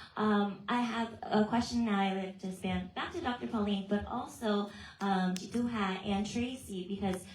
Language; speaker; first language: English; early bilingual, other home language; Vietnamese